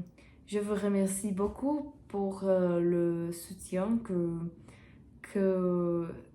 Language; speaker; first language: French; non-native, learner; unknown